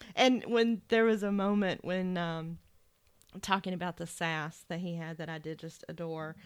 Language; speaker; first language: English; native; English